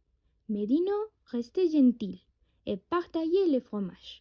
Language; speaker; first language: French; non-native, learner; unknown